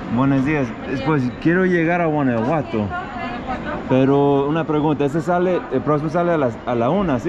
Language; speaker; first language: Spanish; non-native, learner; English